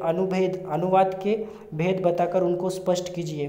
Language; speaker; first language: Hindi; non-native, local second language; Marathi